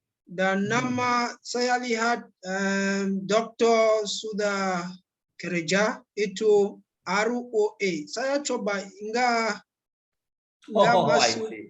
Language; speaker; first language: Indonesian; non-native, learner; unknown